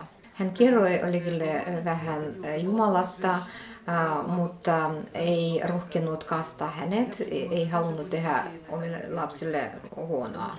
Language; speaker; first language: Finnish; non-native, fluent; Russian